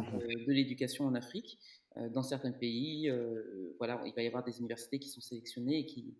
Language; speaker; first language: French; native; French